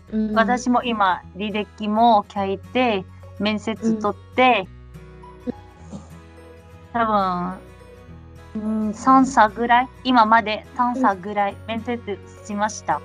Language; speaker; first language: Japanese; non-native, fluent; Vietnamese